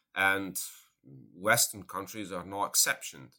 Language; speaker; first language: English; non-native, fluent; Italian